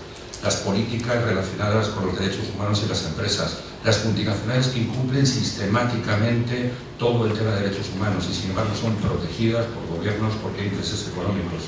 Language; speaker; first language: Spanish; native; Spanish